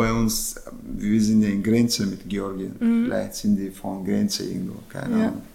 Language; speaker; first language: German; non-native, fluent; Chechen